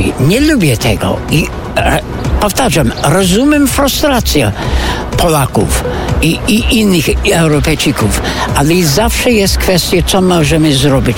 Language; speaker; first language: Polish; non-native, fluent; English